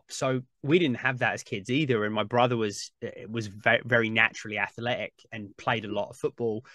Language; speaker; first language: English; native; English